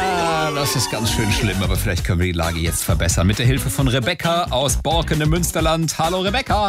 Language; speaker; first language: German; native; German